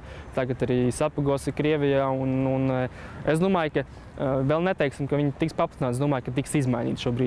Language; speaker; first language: Latvian; native; Latvian